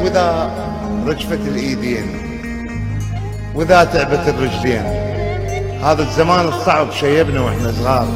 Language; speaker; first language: Arabic; native; Arabic